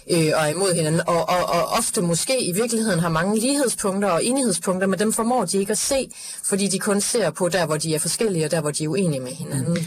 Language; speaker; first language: Danish; native; Danish